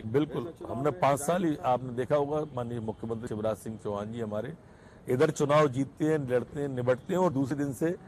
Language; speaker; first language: Hindi; native; Hindi